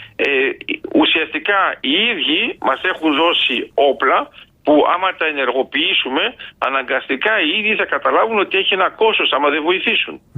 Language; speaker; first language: Greek; early bilingual, heritage; Greek